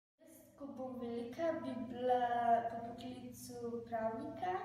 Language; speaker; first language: Slovenian; non-native, learner; Albanian